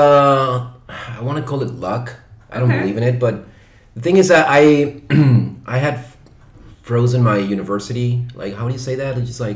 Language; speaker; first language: English; non-native, fluent; Spanish